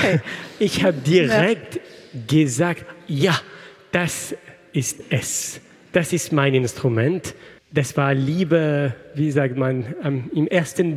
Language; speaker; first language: German; non-native, fluent; French